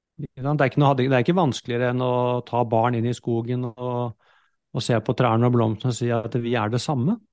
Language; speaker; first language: Norwegian; native; Norwegian